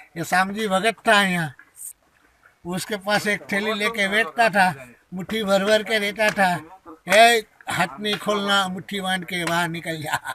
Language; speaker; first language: Hindi; non-native, local second language; Bangla